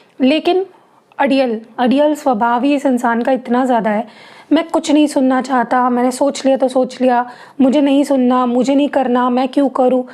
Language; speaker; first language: Hindi; non-native, local second language; Marathi